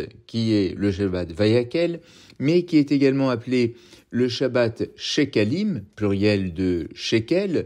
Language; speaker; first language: French; native; French